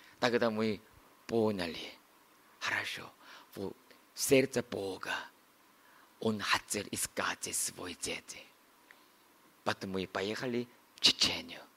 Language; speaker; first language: Russian; non-native, learner; Korean